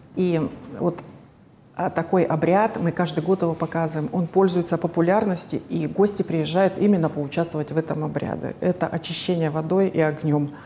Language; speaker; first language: Russian; native; Russian